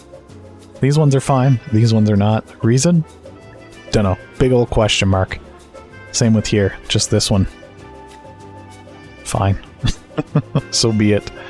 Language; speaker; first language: English; native; English